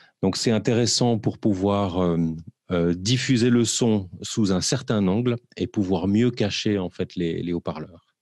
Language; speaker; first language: French; native; French